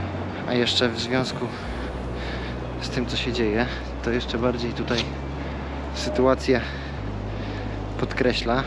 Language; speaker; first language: Polish; native; Polish